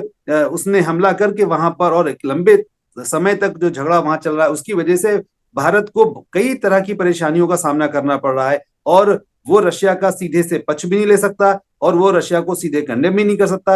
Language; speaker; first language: Hindi; native; Hindi